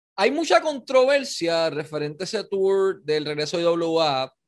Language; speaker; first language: Spanish; native; Spanish